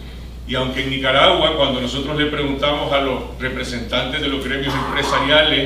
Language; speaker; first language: Spanish; native; Spanish